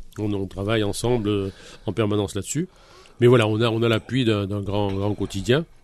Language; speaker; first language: French; native; French